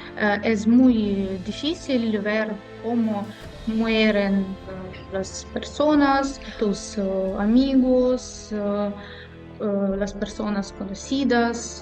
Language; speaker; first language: Spanish; non-native, fluent; Ukrainian